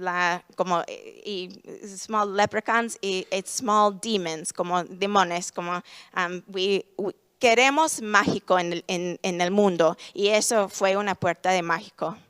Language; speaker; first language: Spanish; non-native, learner; English